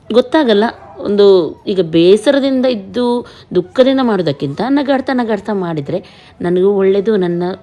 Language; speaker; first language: Kannada; native; Kannada